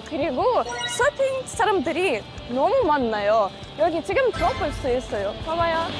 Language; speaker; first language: Korean; non-native, learner; English